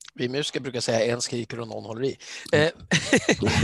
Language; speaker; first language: Swedish; native; Swedish